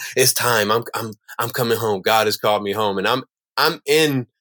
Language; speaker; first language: English; native; English